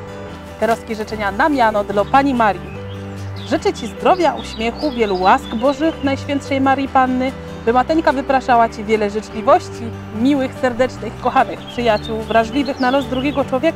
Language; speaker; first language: Polish; native; Polish